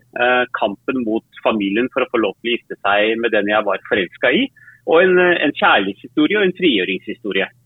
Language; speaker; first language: Norwegian; early bilingual, other home language; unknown